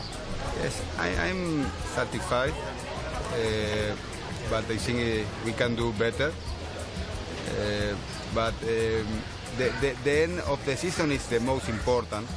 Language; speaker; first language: English; non-native, learner; Spanish